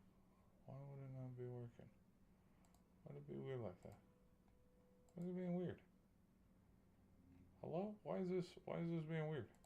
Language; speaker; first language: English; native; English